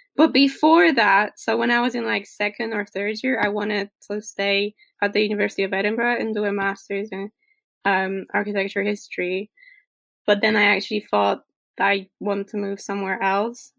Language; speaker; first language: English; non-native, fluent; Polish